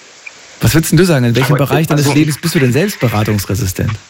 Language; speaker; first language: German; native; German